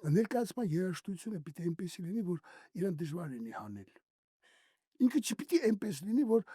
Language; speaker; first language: Armenian; native; Armenian